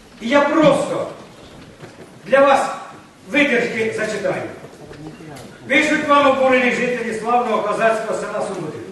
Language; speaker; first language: Ukrainian; native; Ukrainian